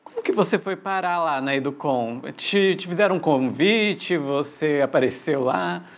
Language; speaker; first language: Portuguese; native; Portuguese